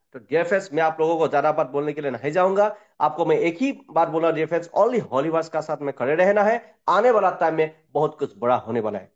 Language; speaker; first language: Hindi; non-native, local second language; Assamese